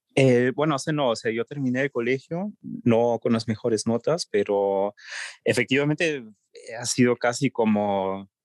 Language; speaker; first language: Spanish; early bilingual, heritage; German